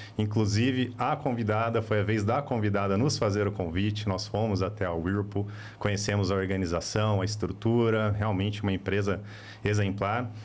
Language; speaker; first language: Portuguese; native; Portuguese